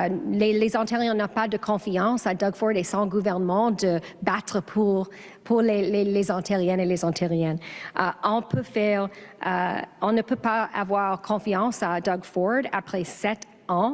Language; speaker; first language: French; non-native, learner; English